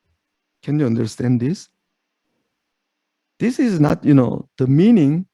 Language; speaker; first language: English; non-native, fluent; Korean